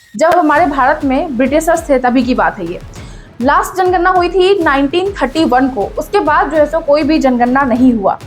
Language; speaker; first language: Hindi; native; Hindi